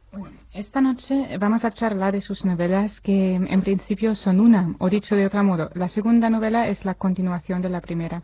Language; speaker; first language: Spanish; non-native, fluent; German